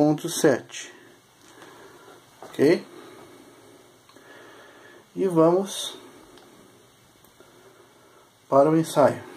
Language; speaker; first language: Portuguese; native; Portuguese